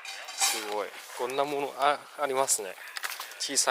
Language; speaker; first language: Japanese; non-native, learner; Vietnamese